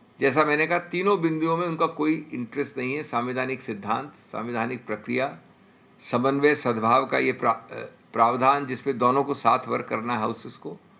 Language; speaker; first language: Hindi; native; Hindi